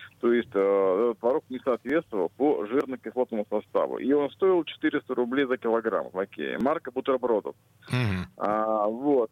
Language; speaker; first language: Russian; native; Russian